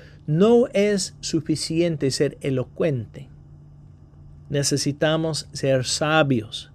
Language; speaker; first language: Spanish; non-native, fluent; English